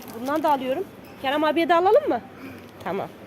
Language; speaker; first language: Turkish; native; Turkish